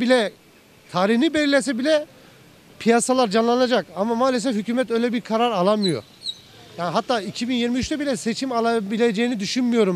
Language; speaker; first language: Turkish; native; Turkish